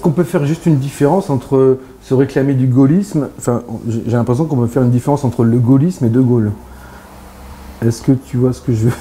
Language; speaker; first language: French; native; French